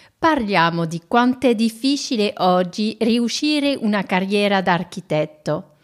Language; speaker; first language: Italian; non-native, fluent; French